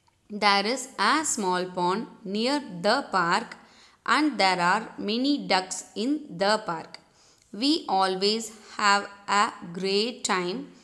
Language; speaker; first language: English; non-native, local second language; Tamil